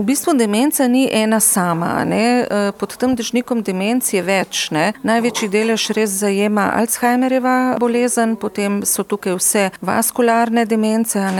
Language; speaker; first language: Slovenian; native; Slovenian